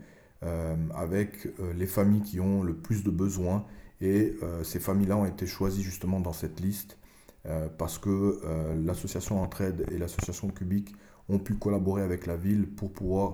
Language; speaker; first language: French; early bilingual, other home language; Albanian